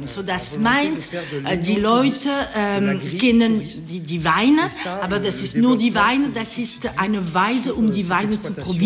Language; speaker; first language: German; non-native, learner; French